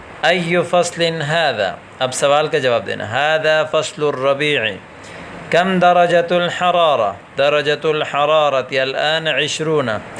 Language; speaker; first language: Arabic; non-native, fluent; Urdu